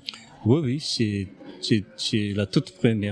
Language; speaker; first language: French; non-native, local second language; Malagasy